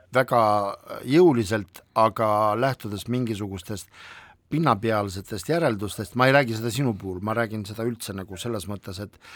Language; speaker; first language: Estonian; non-native, local second language; Russian